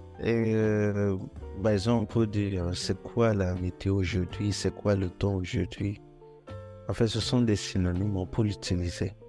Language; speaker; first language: French; non-native, fluent; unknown